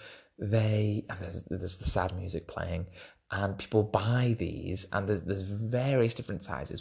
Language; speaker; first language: English; native; English